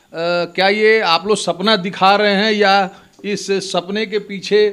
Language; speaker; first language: Hindi; native; Hindi